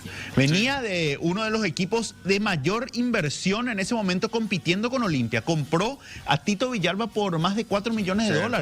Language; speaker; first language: Spanish; native; Spanish